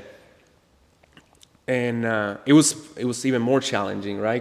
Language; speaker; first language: English; non-native, fluent; Spanish